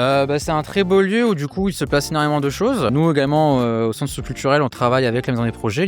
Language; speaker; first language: French; native; French